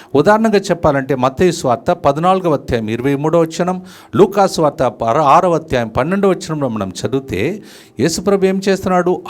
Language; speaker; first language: Telugu; non-native, fluent; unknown